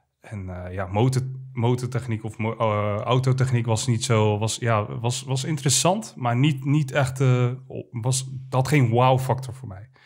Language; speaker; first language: Dutch; early bilingual, other home language; Arabic